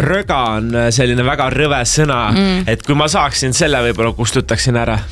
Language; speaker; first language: Estonian; non-native, local second language; Russian